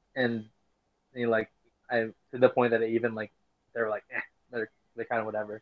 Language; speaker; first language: English; non-native, local second language; Filipino